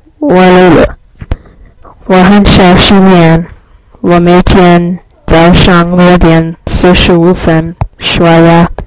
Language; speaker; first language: Chinese; non-native, learner; English